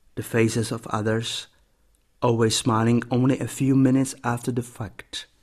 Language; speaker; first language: English; non-native, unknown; Czech